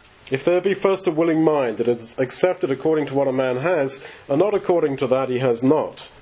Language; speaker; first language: English; native; English